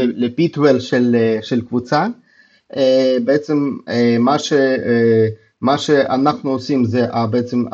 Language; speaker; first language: Hebrew; non-native, fluent; Russian